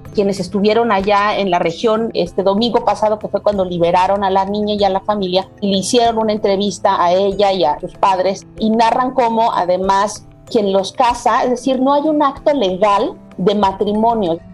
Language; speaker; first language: Spanish; native; Spanish